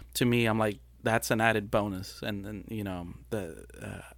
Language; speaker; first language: English; early bilingual, other home language; Spanish